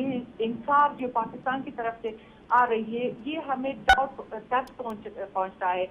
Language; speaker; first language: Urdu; non-native, fluent; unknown